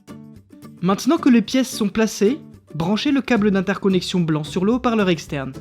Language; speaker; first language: French; native; French